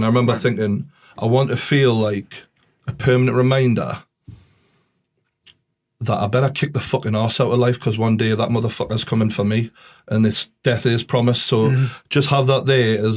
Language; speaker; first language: English; native; English